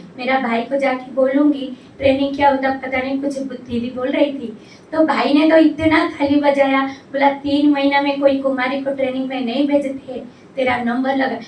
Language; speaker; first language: Hindi; non-native, local second language; Odia